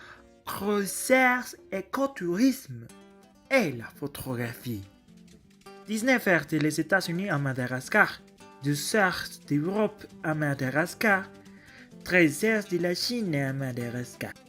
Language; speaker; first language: French; non-native, learner; Spanish